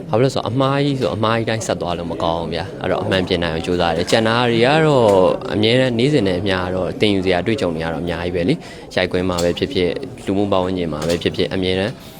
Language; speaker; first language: Burmese; native; Burmese